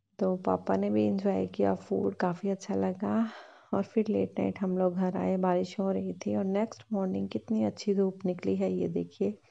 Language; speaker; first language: Hindi; non-native, local second language; Punjabi